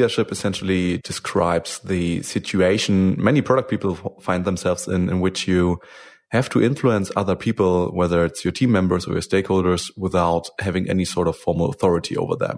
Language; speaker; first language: English; non-native, fluent; German